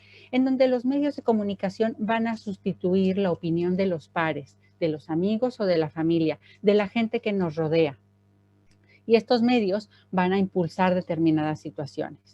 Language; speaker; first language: Spanish; native; Spanish